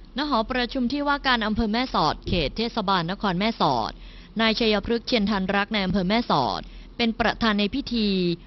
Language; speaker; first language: Thai; native; Thai